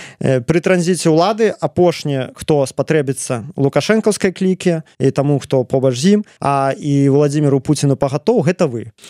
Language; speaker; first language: Belarusian; native; Belarusian